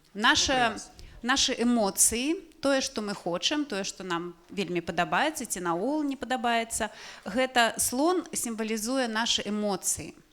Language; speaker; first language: Belarusian; non-native, local second language; Russian